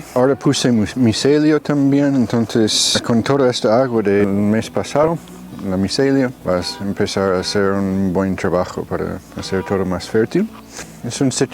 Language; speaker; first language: Spanish; non-native, fluent; English